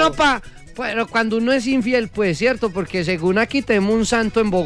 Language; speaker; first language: Spanish; native; Spanish